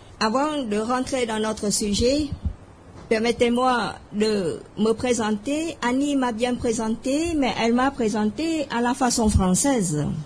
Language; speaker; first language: French; non-native, fluent; Khmer